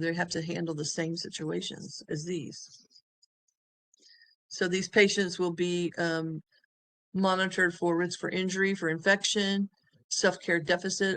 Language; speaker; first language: English; native; English